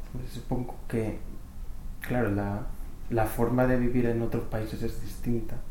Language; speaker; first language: Spanish; native; Spanish